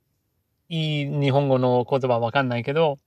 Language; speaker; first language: Japanese; non-native, learner; English